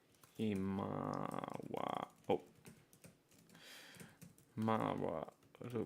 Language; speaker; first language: Polish; non-native, learner; English